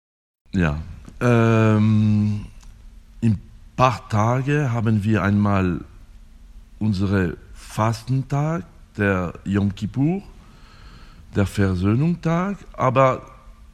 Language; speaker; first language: German; non-native, fluent; French